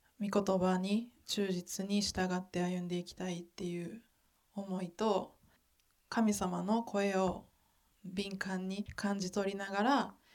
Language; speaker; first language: Japanese; native; Japanese